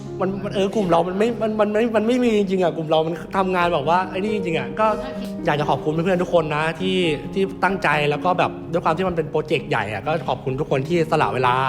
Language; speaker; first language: Thai; native; Thai